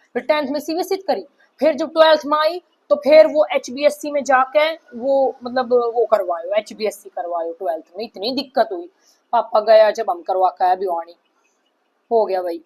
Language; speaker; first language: Hindi; native; Hindi